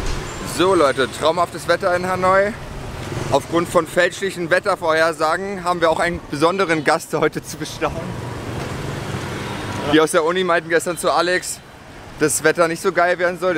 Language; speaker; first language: German; native; German